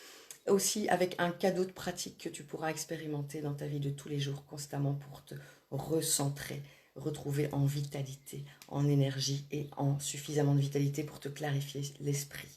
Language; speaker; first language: French; native; French